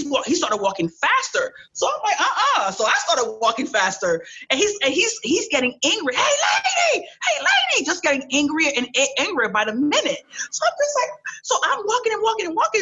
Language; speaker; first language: English; early bilingual, other home language; Haitian Creole